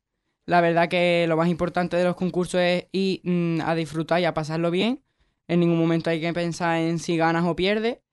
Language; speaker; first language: Spanish; native; Spanish